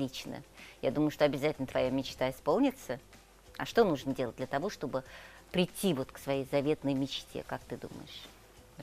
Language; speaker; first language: Russian; native; Russian